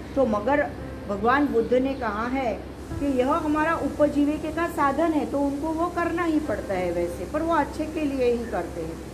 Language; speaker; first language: Hindi; non-native, local second language; Marathi